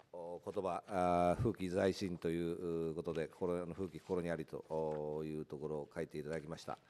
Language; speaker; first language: Japanese; native; Japanese